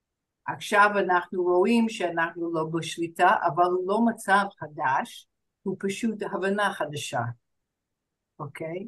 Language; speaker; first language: Hebrew; non-native, fluent; English